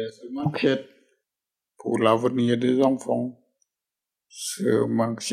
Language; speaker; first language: French; non-native, fluent; Khmer